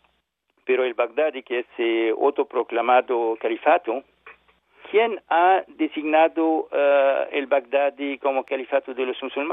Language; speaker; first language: Spanish; non-native, learner; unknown